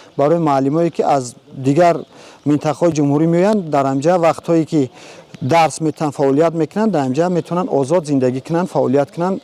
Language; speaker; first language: Tajik; native; Tajik